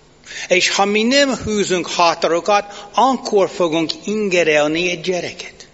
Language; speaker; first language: Hungarian; non-native, fluent; English